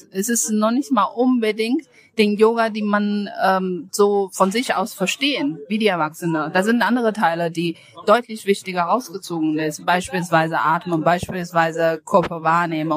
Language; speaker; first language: German; non-native, fluent; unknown